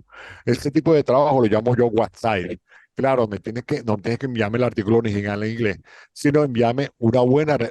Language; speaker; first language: Spanish; native; Spanish